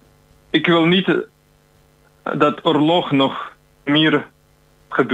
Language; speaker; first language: Dutch; non-native, learner; Ukrainian